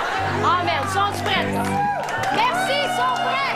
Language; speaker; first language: French; native; French